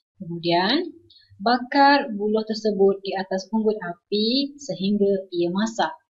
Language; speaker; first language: Malay; non-native, local second language; Iban